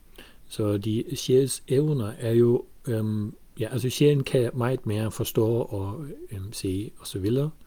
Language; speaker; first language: Danish; non-native, fluent; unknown